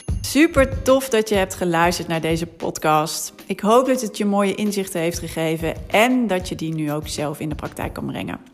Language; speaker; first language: Dutch; native; Dutch